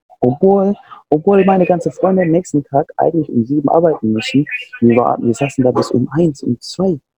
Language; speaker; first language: German; non-native, fluent; Sundanese